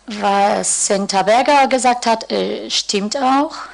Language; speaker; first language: German; non-native, fluent; Spanish